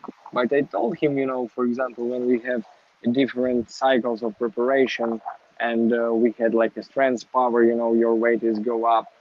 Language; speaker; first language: English; non-native, learner; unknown